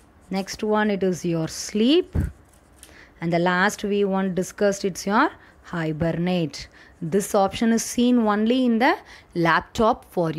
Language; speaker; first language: English; non-native, local second language; Tamil